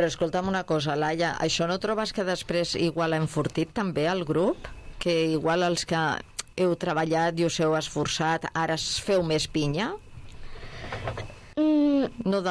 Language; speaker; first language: Catalan; native; Catalan